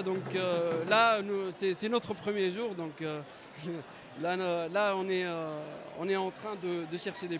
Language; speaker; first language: French; non-native, local second language; Arabic